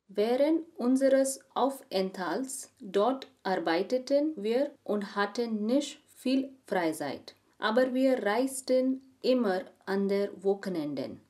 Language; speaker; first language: German; non-native, learner; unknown